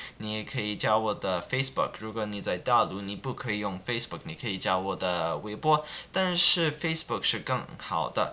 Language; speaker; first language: Chinese; non-native, learner; English